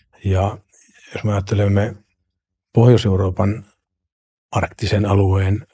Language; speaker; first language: Finnish; native; Finnish